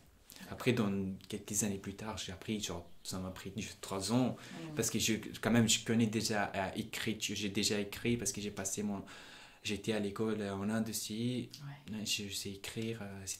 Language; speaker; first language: French; non-native, fluent; Punjabi